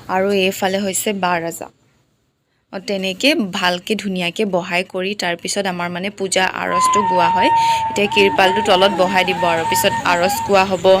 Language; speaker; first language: Assamese; non-native, local second language; Bodo